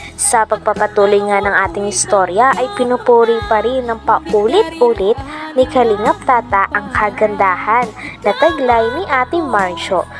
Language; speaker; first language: Filipino; native; Filipino